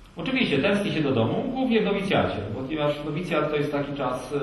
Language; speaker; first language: Polish; native; Polish